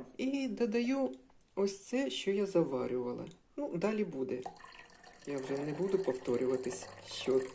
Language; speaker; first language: Ukrainian; non-native, local second language; Russian